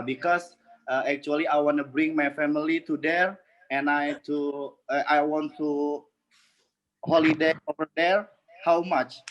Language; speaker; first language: English; non-native, learner; Indonesian